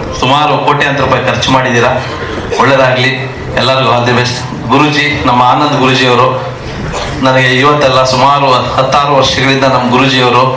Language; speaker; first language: Kannada; native; Kannada